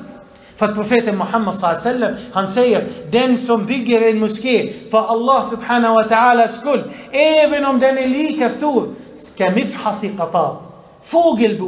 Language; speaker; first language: Swedish; early bilingual, other home language; Arabic